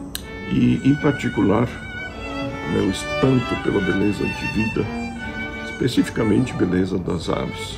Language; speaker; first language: Portuguese; non-native, fluent; Serbian